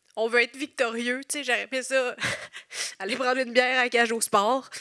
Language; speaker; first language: French; native; French